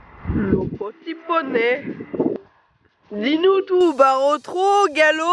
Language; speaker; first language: French; native; French